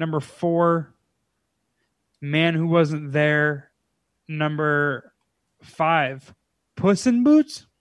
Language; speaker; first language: English; native; English